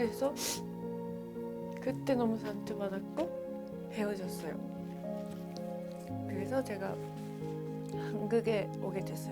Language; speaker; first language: Korean; non-native, learner; Japanese